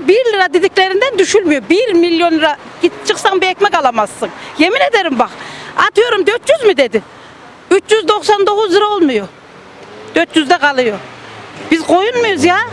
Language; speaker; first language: Turkish; native; Turkish